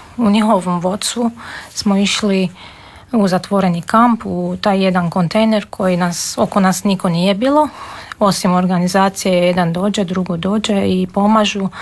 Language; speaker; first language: Serbian; non-native, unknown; Armenian